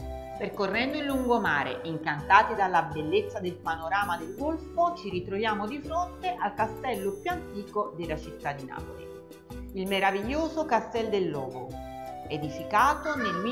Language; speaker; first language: Italian; native; Italian